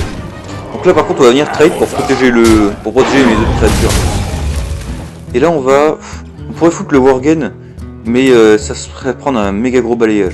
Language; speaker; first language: French; native; French